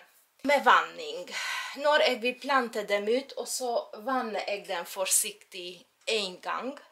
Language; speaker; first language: Norwegian; non-native, fluent; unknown